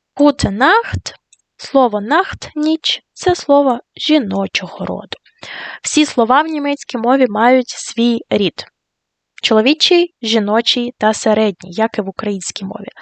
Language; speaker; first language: Ukrainian; native; Ukrainian